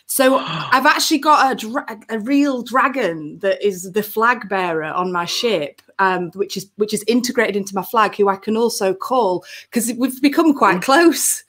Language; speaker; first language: English; native; English